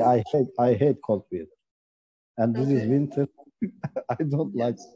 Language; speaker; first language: English; non-native, learner; Turkish